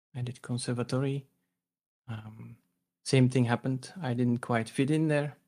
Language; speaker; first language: English; non-native, fluent; Dutch